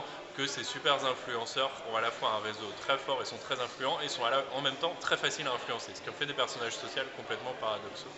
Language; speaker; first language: French; native; French